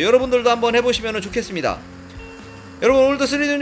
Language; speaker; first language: Korean; native; Korean